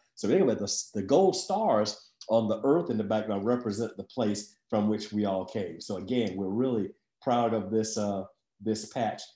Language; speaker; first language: English; native; English